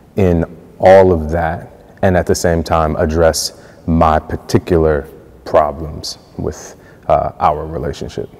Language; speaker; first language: English; native; English